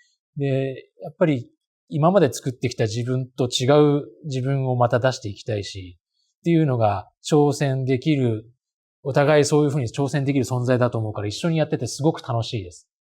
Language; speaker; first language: Japanese; native; Japanese